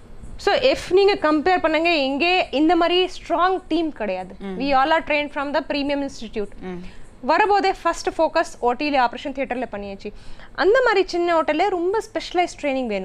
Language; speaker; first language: Tamil; non-native, learner; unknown